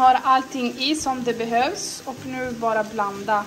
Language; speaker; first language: Swedish; non-native, fluent; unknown